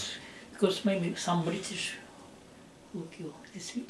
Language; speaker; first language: English; non-native, learner; Russian